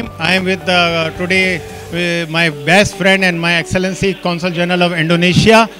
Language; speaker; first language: English; non-native, fluent; Urdu